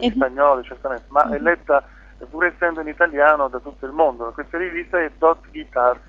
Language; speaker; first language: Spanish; non-native, learner; Italian